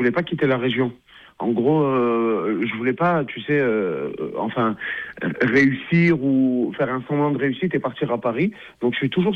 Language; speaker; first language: French; native; French